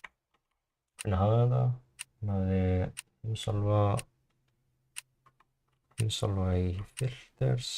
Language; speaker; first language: Icelandic; non-native, learner; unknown